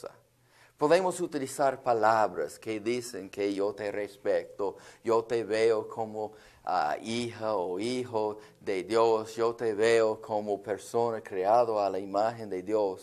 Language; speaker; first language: Spanish; non-native, fluent; English